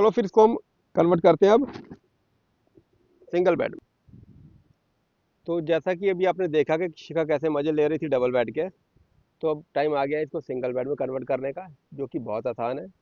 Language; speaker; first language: Hindi; native; Hindi